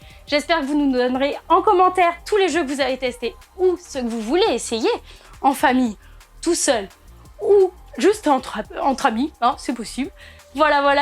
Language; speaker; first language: French; native; French